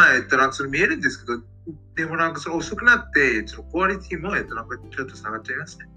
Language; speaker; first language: Japanese; non-native, fluent; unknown